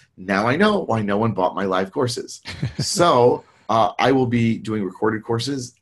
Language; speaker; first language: English; native; English